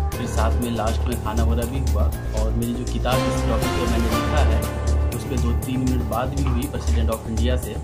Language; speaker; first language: Hindi; native; Hindi